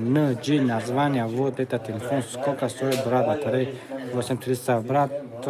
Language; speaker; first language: Russian; non-native, fluent; Tajik